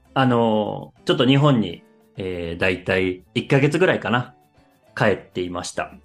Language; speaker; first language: Japanese; native; Japanese